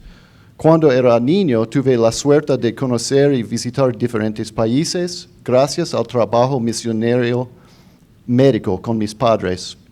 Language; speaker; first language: Spanish; non-native, fluent; English